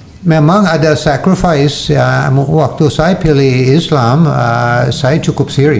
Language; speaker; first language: Indonesian; non-native, learner; English